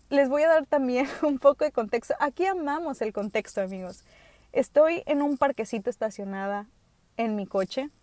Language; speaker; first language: Spanish; early bilingual, other home language; English